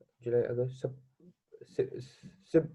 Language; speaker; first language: English; non-native, learner; Hindi